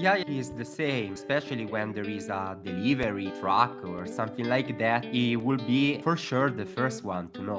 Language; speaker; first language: English; non-native, fluent; Italian